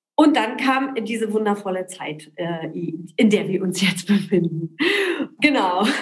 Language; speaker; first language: German; early bilingual, other home language; Polish